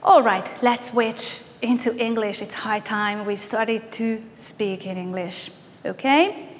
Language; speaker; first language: English; non-native, fluent; Hungarian